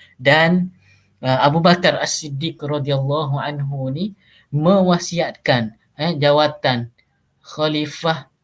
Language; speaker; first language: Malay; native; Malay